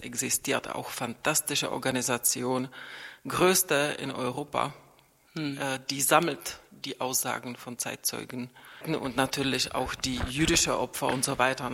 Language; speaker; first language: German; non-native, fluent; Czech